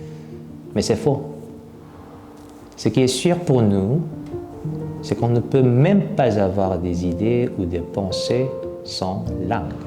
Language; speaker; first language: French; non-native, fluent; Korean